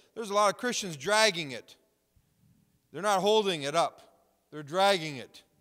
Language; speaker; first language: English; native; English